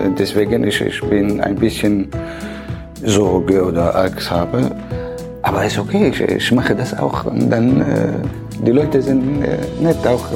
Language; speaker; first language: German; non-native, learner; Arabic